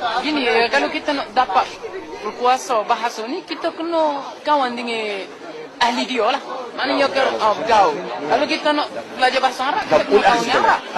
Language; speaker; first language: Malay; non-native, fluent; Arabic